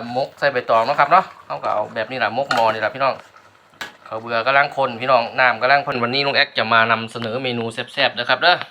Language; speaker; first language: Thai; non-native, local second language; Northeastern Thai